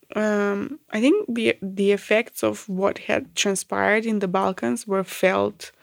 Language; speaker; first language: English; non-native, fluent; Macedonian